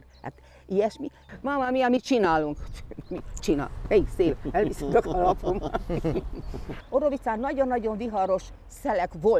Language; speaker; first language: Hungarian; non-native, local second language; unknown